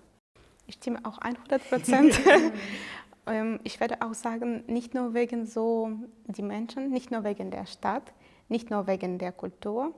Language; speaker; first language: German; non-native, fluent; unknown